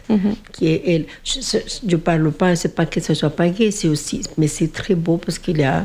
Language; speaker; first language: French; non-native, fluent; Spanish